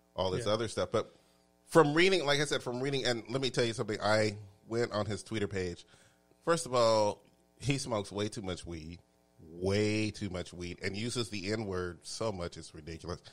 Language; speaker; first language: English; native; English